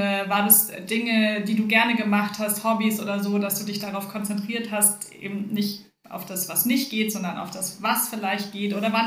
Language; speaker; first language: German; native; German